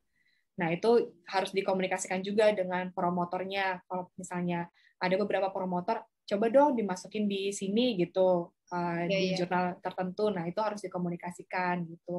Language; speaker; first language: Indonesian; native; Indonesian